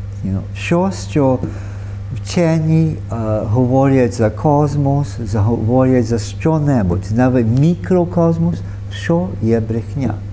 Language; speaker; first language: Ukrainian; early bilingual, heritage; Ukrainian